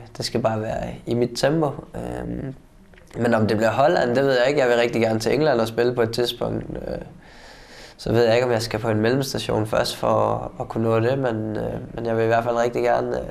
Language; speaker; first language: Danish; native; Danish